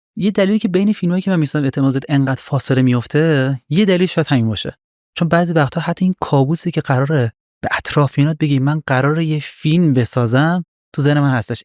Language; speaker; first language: Persian; non-native, local second language; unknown